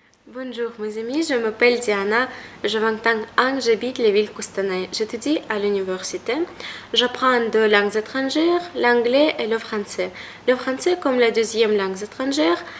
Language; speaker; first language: French; non-native, learner; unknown